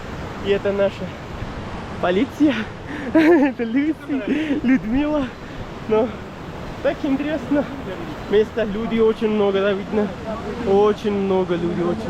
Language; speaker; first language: Russian; non-native, learner; Pashto